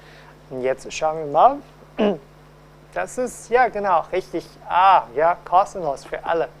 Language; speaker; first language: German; non-native, fluent; Cantonese